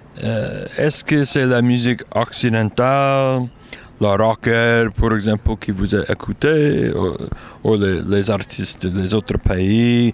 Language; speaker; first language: French; non-native, learner; English